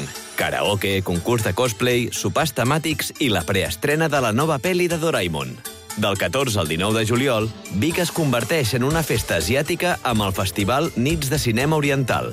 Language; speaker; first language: Spanish; non-native, fluent; English